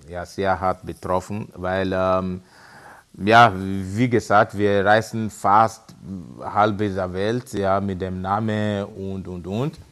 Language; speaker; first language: German; non-native, fluent; Yoruba